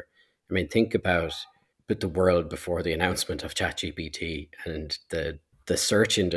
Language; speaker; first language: English; native; English